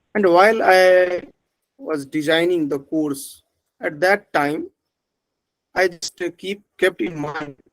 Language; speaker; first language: English; non-native, local second language; Hindi